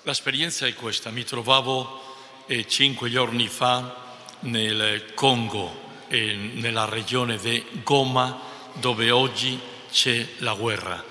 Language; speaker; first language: Italian; non-native, fluent; Spanish